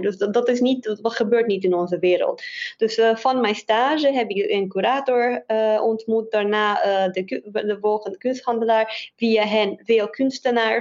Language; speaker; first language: Dutch; non-native, fluent; Romanian